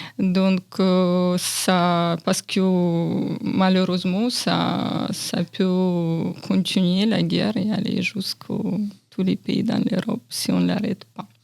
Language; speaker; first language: French; non-native, fluent; Ukrainian